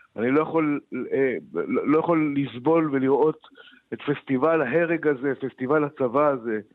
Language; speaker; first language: Hebrew; native; Hebrew